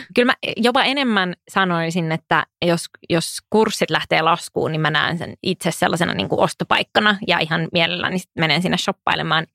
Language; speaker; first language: Finnish; non-native, local second language; Swedish